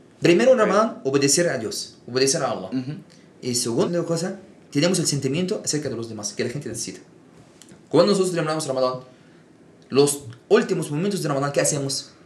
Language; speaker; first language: Spanish; non-native, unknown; Arabic